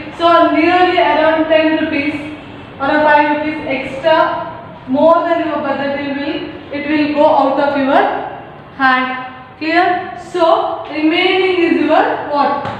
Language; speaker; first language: English; non-native, local second language; Kannada